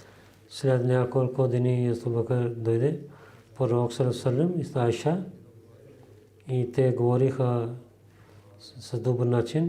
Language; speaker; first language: Bulgarian; non-native, learner; Urdu